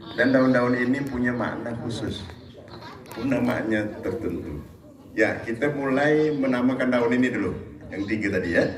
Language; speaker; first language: Indonesian; native; Indonesian